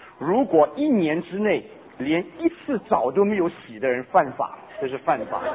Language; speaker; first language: Chinese; non-native, local second language; Cantonese